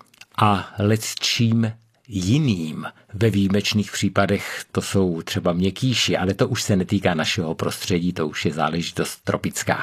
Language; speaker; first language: Czech; native; Czech